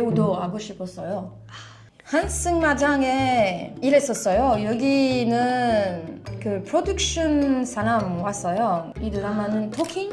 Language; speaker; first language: Korean; non-native, learner; French